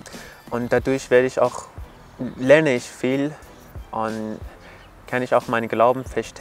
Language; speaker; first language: German; non-native, learner; Persian